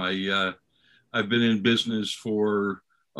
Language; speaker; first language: English; native; English